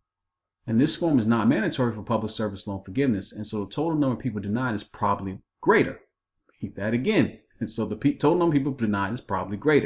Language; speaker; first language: English; native; English